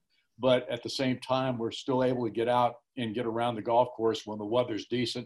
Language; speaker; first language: English; native; English